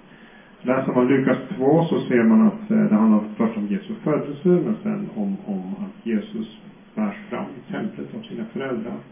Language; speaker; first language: Swedish; non-native, fluent; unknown